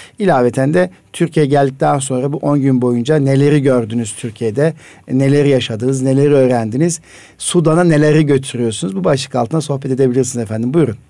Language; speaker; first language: Turkish; native; Turkish